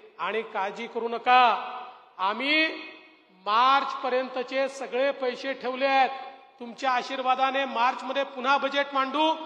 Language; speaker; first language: Marathi; native; Marathi